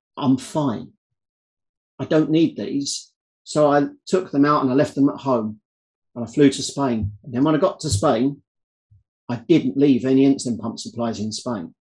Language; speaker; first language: English; native; English